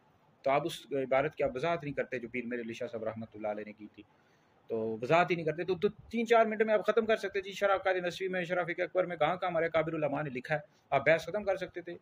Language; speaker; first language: Urdu; native; Urdu